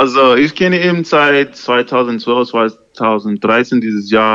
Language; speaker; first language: German; non-native, learner; English